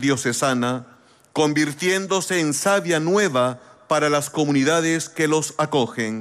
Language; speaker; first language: Spanish; native; Spanish